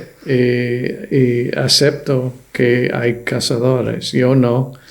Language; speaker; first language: Spanish; non-native, fluent; English